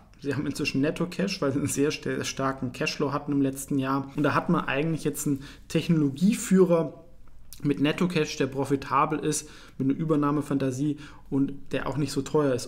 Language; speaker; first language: German; native; German